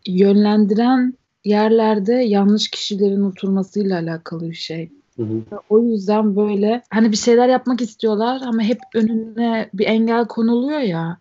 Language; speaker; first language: Turkish; early bilingual, heritage; Turkish